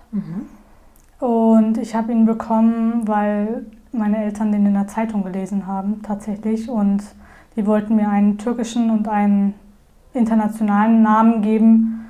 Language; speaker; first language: German; early bilingual, other home language; Turkish